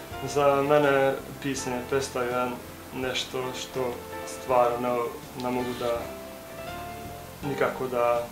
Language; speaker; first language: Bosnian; non-native, local second language; Hungarian